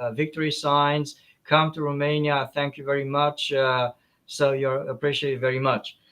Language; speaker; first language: English; non-native, fluent; Romanian